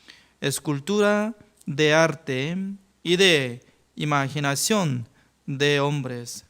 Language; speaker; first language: Spanish; non-native, fluent; Korean